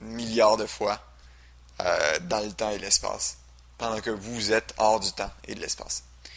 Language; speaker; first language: French; native; French